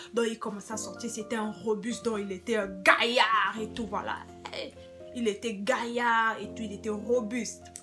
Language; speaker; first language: French; non-native, local second language; Lingala